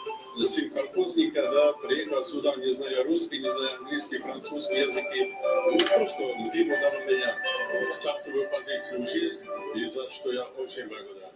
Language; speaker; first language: Russian; non-native, fluent; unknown